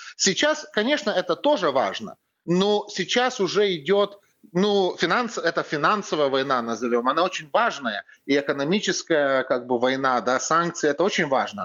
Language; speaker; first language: Russian; non-native, fluent; Lithuanian